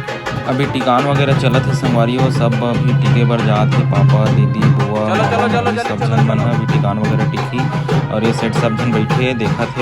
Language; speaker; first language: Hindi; non-native, local second language; Chhattisgarhi